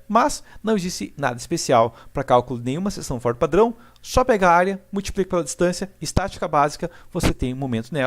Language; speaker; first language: Portuguese; native; Portuguese